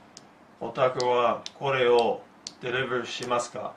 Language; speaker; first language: Japanese; non-native, learner; English